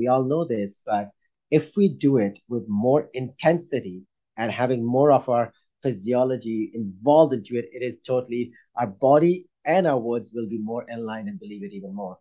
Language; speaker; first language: English; non-native, local second language; Urdu